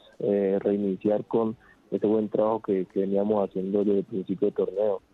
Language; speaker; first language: Spanish; native; Spanish